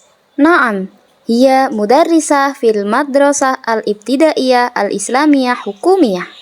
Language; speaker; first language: Arabic; non-native, learner; Indonesian